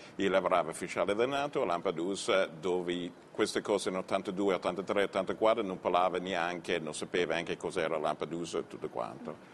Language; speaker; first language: Italian; non-native, learner; English